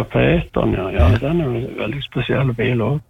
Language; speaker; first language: Norwegian; native; Norwegian